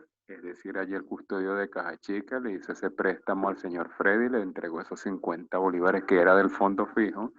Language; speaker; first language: Spanish; native; Spanish